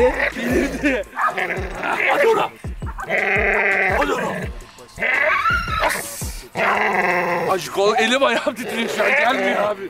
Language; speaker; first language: Turkish; native; Turkish